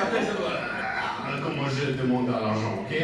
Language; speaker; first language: French; non-native, learner; English